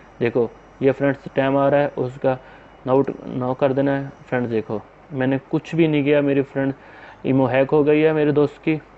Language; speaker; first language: Urdu; non-native, local second language; Punjabi